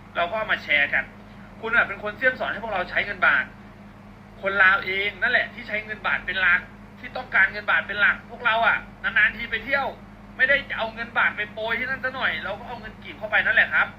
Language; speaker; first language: Thai; native; Thai